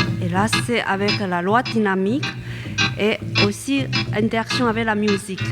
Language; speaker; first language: French; non-native, fluent; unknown